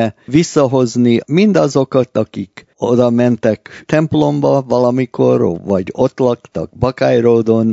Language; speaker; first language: Hungarian; early bilingual, heritage; Hungarian